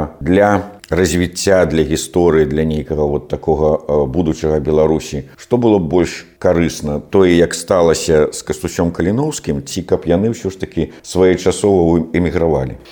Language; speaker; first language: Belarusian; non-native, local second language; Russian